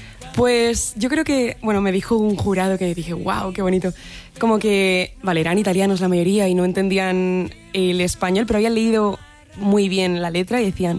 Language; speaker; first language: Spanish; native; Spanish